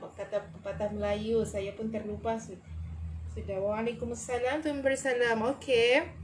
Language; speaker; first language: Malay; native; Malay